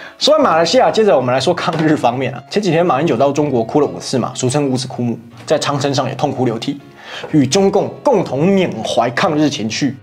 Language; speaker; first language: Chinese; native; Chinese